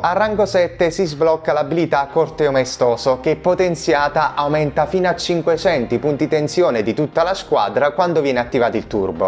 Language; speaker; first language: Italian; native; Italian